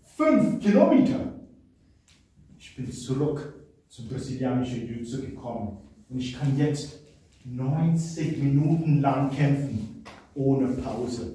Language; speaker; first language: German; non-native, fluent; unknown